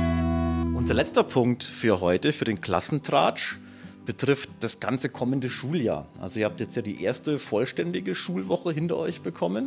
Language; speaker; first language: German; native; German